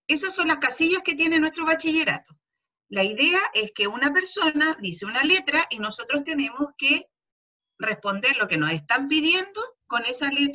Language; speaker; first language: Spanish; native; Spanish